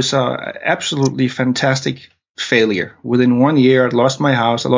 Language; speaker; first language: English; non-native, fluent; Danish